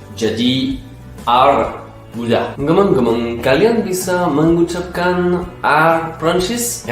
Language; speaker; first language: Indonesian; non-native, learner; French